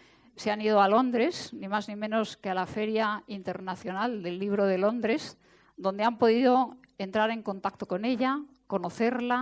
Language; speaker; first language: Spanish; native; Spanish